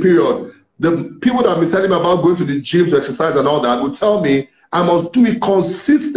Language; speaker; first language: English; non-native, local second language; Yoruba